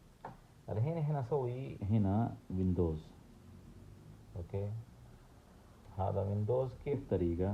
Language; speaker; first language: Arabic; non-native, learner; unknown